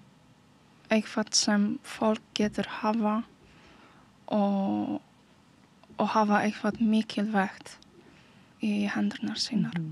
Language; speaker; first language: Icelandic; non-native, learner; Polish